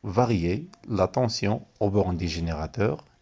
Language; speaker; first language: French; non-native, local second language; Arabic